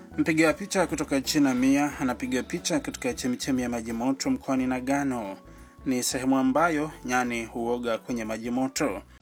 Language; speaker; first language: Swahili; native; Swahili